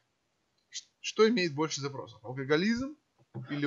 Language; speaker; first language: Russian; native; Russian